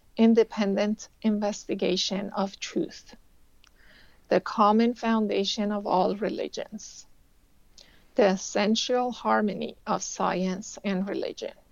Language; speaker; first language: English; early bilingual, other home language; Persian